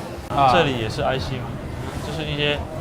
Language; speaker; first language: Chinese; native; Chinese